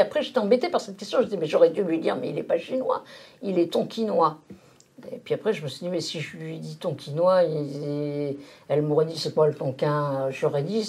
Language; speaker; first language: French; native; French